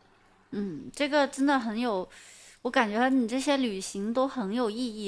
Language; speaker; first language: Chinese; native; Chinese